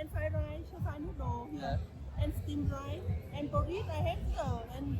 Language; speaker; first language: English; non-native, learner; Vietnamese